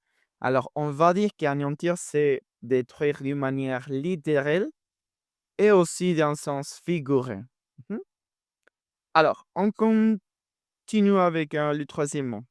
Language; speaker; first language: French; non-native, fluent; Spanish